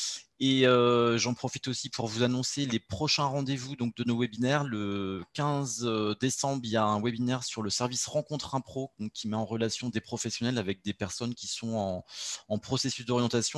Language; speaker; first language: French; native; French